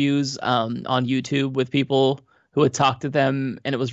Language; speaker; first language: English; native; English